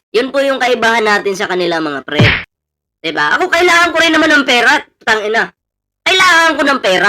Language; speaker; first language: Filipino; non-native, local second language; Cebuano